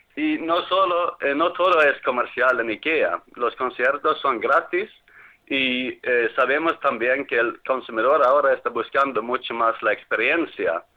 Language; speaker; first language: Spanish; non-native, fluent; Swedish